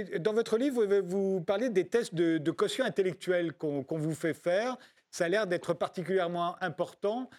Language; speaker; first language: French; native; French